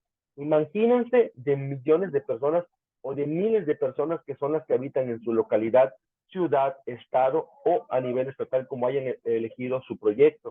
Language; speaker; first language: Spanish; native; Spanish